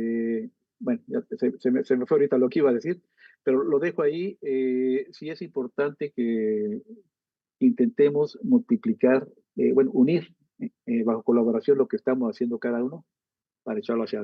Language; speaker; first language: Spanish; native; Spanish